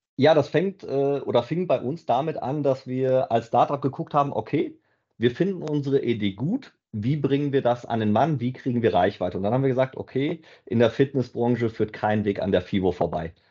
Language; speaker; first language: German; native; German